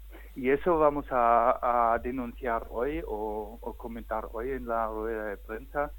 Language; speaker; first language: Spanish; non-native, fluent; German